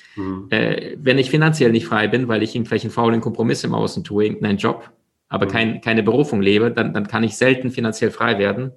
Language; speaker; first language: German; early bilingual, other home language; Russian